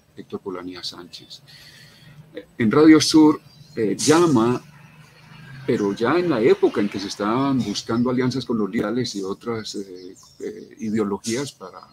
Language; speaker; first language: Spanish; native; Spanish